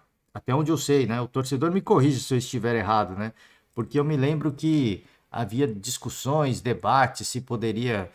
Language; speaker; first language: Portuguese; native; Portuguese